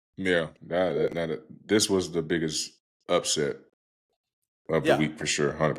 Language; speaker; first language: English; native; English